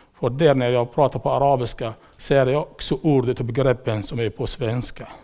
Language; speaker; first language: Swedish; non-native, fluent; Arabic